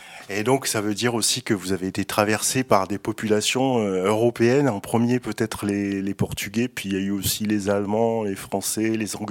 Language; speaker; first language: French; native; French